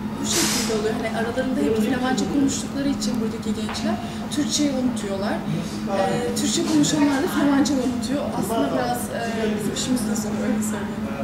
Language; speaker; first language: Turkish; early bilingual, heritage; Turkish